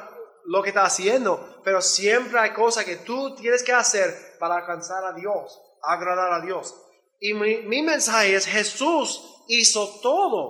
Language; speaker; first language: Spanish; non-native, learner; English